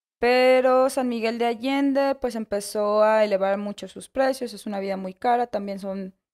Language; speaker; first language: Spanish; native; Spanish